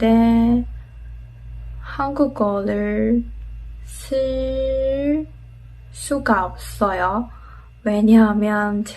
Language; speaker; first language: Korean; non-native, learner; Chinese